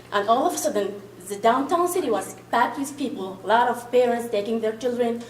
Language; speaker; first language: English; non-native, fluent; Arabic